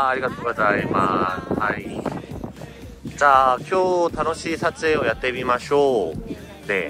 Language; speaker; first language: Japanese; non-native, fluent; Korean